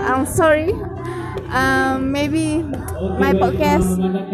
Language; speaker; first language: English; non-native, local second language; Malay